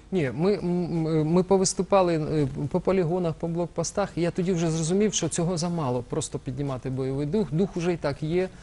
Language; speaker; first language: Ukrainian; non-native, local second language; Russian